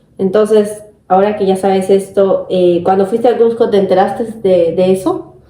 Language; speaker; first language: Spanish; native; Spanish